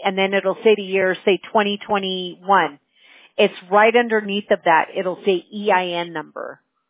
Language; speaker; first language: English; early bilingual, other home language; Spanish